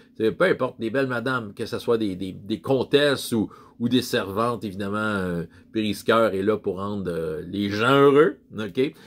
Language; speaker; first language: French; native; French